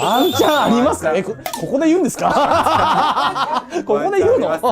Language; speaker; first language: Japanese; native; Japanese